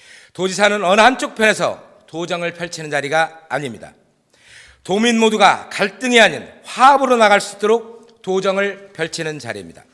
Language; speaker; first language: Korean; native; Korean